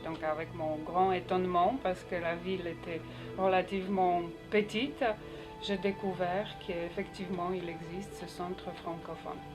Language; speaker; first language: French; non-native, fluent; Polish